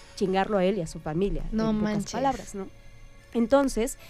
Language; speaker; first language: Spanish; native; Spanish